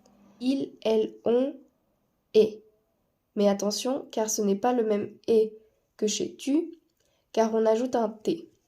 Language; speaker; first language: French; non-native, fluent; Spanish